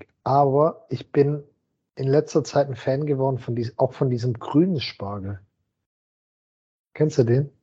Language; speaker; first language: German; native; German